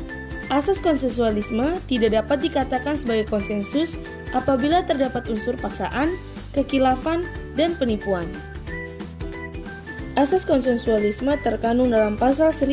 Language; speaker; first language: Indonesian; native; Indonesian